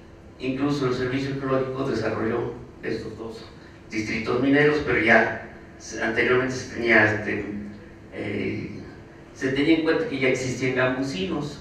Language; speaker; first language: Spanish; native; Spanish